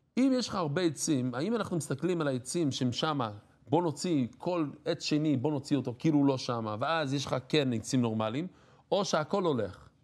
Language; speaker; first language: Hebrew; non-native, fluent; English